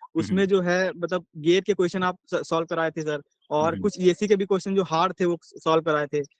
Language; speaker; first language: Hindi; native; Hindi